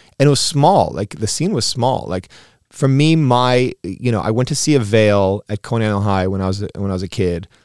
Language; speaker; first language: English; early bilingual, other home language; Spanish